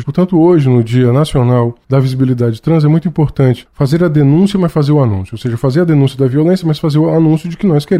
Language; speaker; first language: Portuguese; native; Portuguese